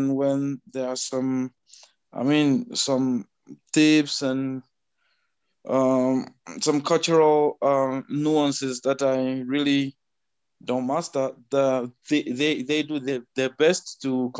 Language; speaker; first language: English; non-native, fluent; French